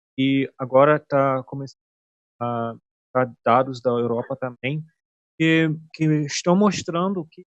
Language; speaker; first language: Portuguese; non-native, fluent; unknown